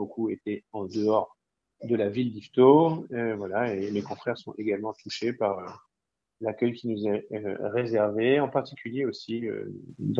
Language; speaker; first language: French; native; French